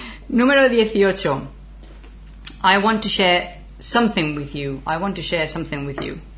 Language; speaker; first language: English; non-native, fluent; Spanish